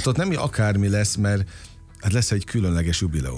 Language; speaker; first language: Hungarian; native; Hungarian